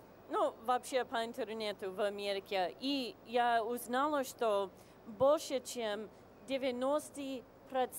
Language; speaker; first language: Russian; non-native, fluent; English